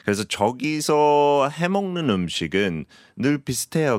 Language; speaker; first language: Korean; non-native, fluent; English